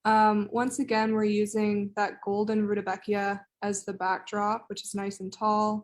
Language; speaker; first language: English; native; English